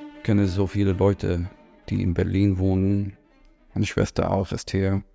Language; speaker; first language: German; non-native, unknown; Arabic